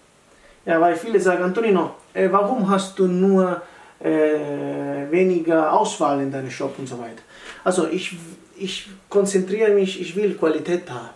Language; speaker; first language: German; non-native, learner; Italian